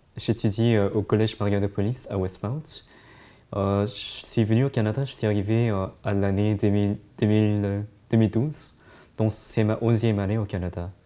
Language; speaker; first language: French; early bilingual, other home language; Korean